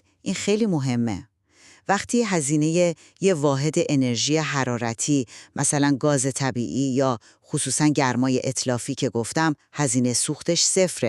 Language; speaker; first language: Persian; native; Persian